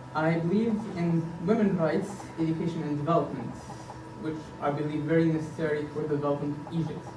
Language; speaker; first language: English; non-native, fluent; Arabic